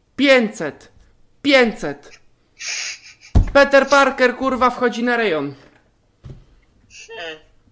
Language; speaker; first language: Polish; native; Polish